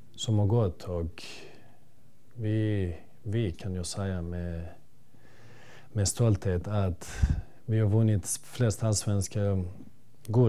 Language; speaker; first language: Swedish; early bilingual, other home language; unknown